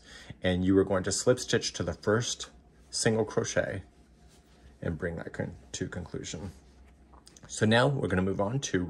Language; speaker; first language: English; native; English